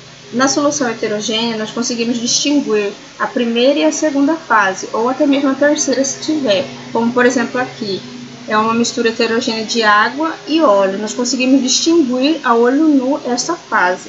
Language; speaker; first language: Portuguese; native; Portuguese